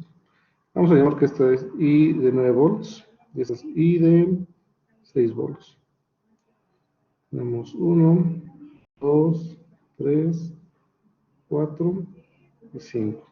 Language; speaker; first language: Spanish; native; Spanish